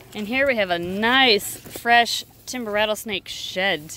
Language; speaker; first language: English; native; English